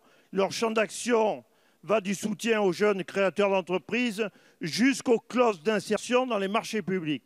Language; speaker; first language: French; native; French